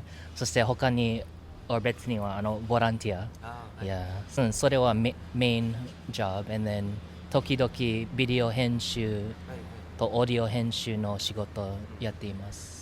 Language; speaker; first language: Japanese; non-native, learner; English